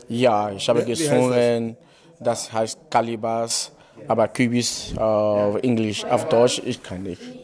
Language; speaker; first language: German; non-native, learner; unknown